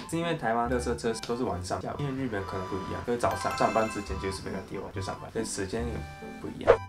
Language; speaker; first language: Chinese; non-native, fluent; Japanese